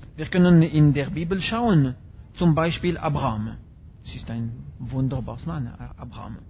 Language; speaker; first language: German; non-native, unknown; French